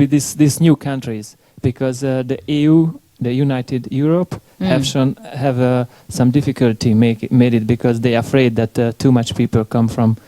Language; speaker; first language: English; non-native, learner; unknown